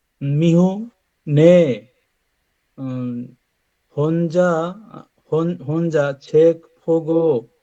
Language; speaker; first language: Korean; non-native, learner; Bangla